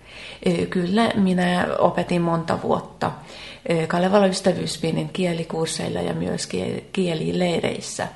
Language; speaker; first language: Finnish; non-native, fluent; Hungarian